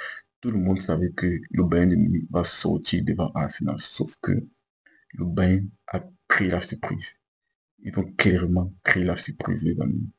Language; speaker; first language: French; native; French